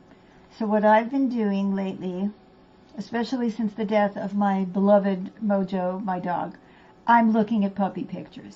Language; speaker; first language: English; native; English